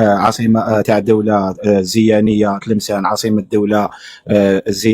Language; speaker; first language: Arabic; native; Arabic